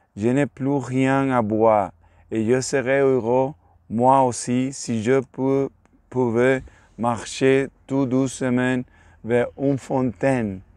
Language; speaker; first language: French; non-native, learner; Spanish